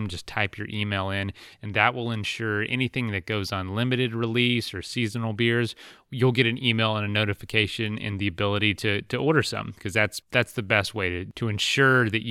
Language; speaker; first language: English; native; English